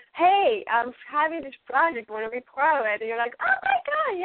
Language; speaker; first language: English; non-native, fluent; Spanish